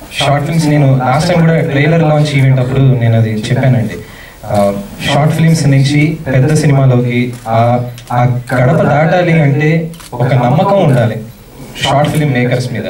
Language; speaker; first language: Telugu; native; Telugu